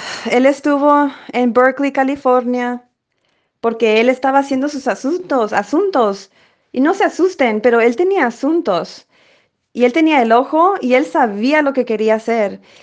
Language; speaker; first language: Spanish; early bilingual, heritage; Spanish